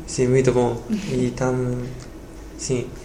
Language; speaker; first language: Portuguese; non-native, learner; Japanese